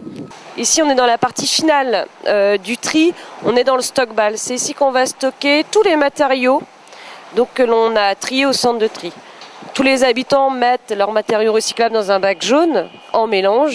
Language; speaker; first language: French; native; French